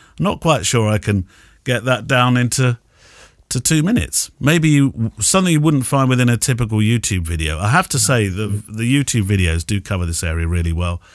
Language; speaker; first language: English; native; English